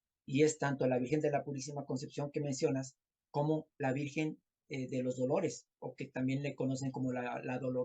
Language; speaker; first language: Spanish; native; Spanish